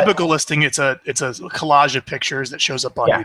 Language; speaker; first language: English; native; English